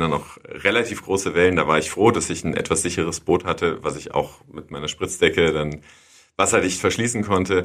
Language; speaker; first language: German; native; German